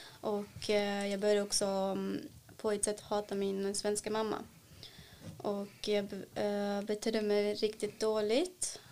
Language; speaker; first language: Swedish; early bilingual, other home language; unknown